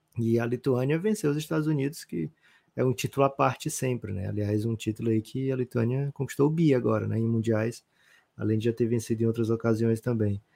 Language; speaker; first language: Portuguese; native; Portuguese